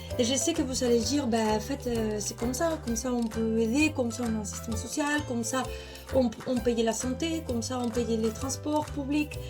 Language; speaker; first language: French; non-native, fluent; Spanish